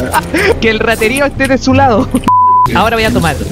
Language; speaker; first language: Spanish; native; Spanish